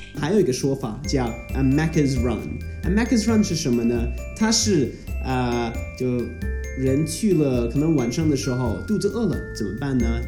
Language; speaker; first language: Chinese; non-native, fluent; English